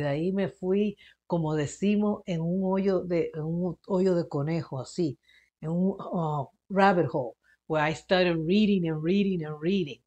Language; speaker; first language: Spanish; early bilingual, heritage; Spanish